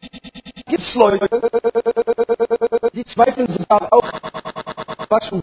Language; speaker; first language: German; non-native, learner; Arabic